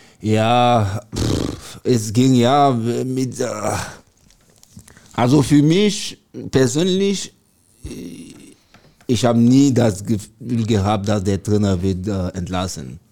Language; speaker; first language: German; non-native, learner; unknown